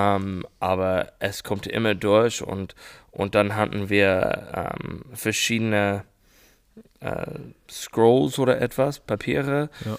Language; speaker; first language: German; non-native, learner; English